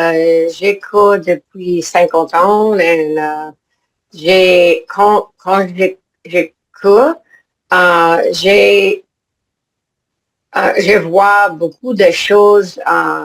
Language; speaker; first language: French; non-native, learner; English